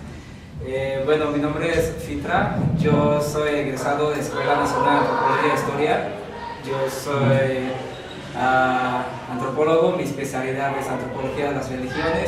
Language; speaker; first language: Spanish; non-native, fluent; Javanese